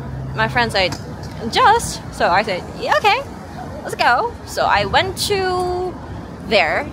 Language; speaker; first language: English; non-native, learner; Korean